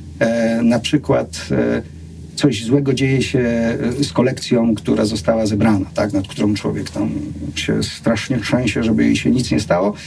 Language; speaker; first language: Polish; native; Polish